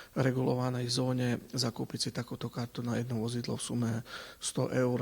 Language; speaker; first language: Slovak; native; Slovak